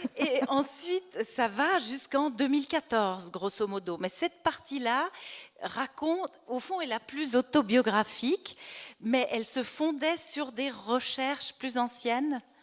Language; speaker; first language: French; native; French